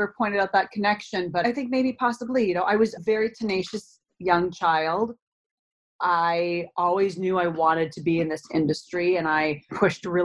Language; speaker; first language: English; native; English